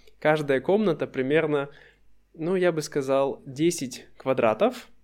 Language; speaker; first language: Russian; native; Russian